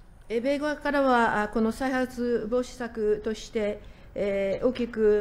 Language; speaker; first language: Japanese; native; Japanese